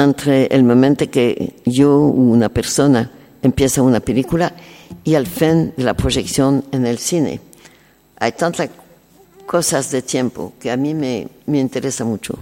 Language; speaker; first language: Spanish; non-native, learner; French